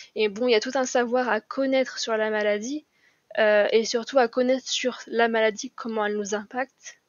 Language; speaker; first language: French; native; French